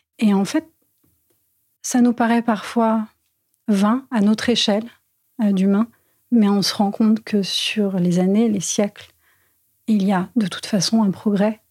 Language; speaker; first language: French; native; French